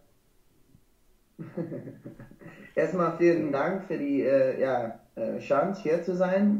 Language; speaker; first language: German; non-native, learner; English